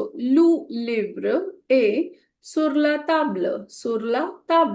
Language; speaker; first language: French; non-native, fluent; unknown